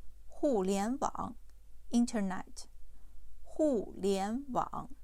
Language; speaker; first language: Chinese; non-native, fluent; Urdu